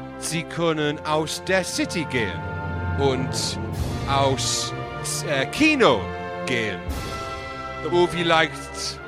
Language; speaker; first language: German; non-native, learner; English